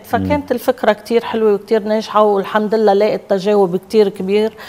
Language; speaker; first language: Arabic; native; Arabic